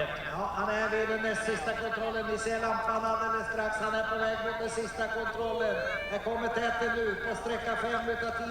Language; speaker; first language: Swedish; native; Swedish